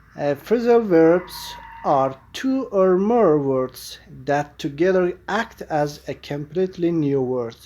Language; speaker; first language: English; non-native, fluent; Persian